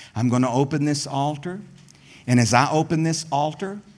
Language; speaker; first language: English; native; English